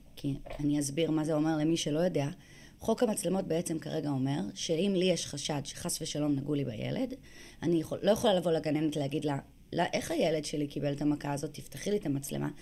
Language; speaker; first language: Hebrew; native; Hebrew